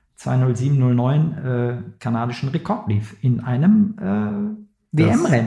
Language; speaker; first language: German; native; German